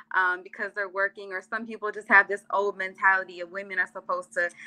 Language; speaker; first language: English; early bilingual, other home language; Arabic